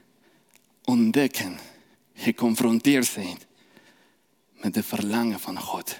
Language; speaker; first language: Dutch; non-native, fluent; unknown